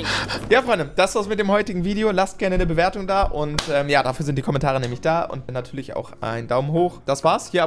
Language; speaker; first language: German; native; German